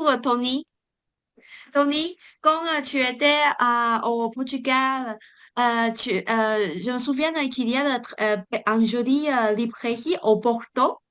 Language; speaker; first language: French; non-native, fluent; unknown